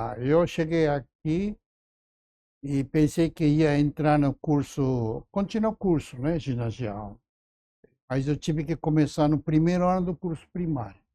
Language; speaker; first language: Portuguese; non-native, fluent; Japanese